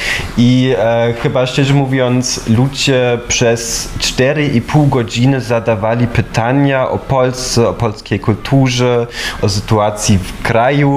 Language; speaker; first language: Polish; non-native, fluent; German